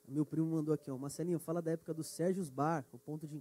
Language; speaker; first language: Portuguese; native; Portuguese